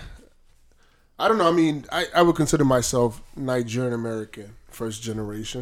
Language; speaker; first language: English; native; English